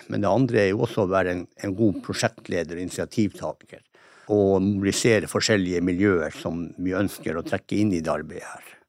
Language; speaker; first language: Norwegian; native; Norwegian